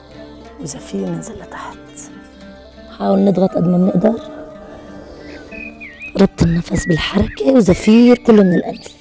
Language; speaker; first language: Arabic; native; Arabic